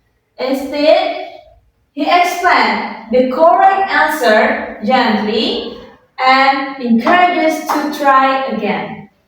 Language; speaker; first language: English; non-native, fluent; Indonesian